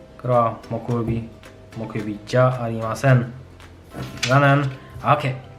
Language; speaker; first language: Japanese; non-native, fluent; Polish